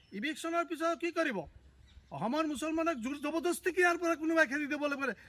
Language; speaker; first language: Assamese; non-native, local second language; Bangla